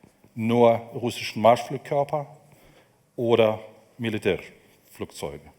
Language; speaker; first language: German; non-native, fluent; Ukrainian